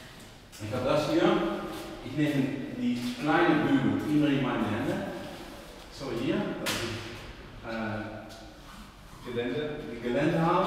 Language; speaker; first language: German; non-native, fluent; Dutch